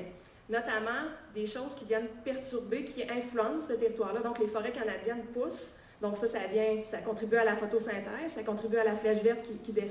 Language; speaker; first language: French; native; French